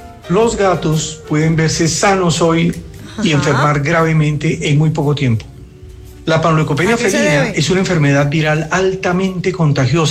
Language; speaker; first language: Spanish; native; Spanish